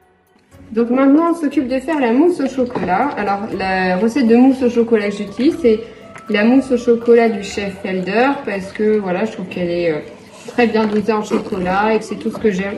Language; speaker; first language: French; native; French